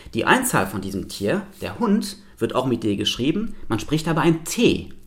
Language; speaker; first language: German; non-native, local second language; Luxembourgish